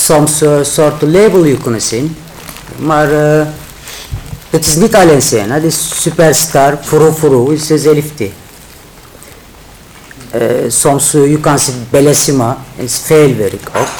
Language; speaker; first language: Dutch; non-native, learner; Turkish